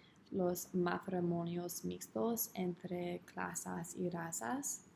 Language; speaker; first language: Spanish; non-native, learner; English